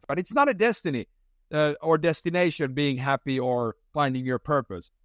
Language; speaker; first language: English; non-native, fluent; Finnish